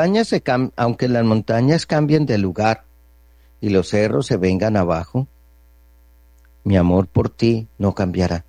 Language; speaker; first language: Spanish; native; Spanish